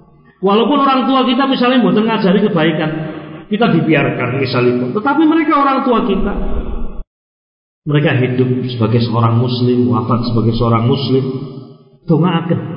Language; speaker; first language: Indonesian; non-native, local second language; Javanese